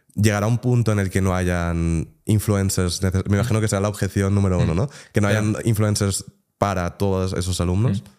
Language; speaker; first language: Spanish; native; Spanish